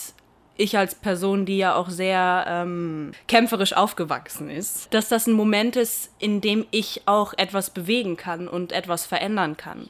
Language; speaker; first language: German; early bilingual, heritage; Portuguese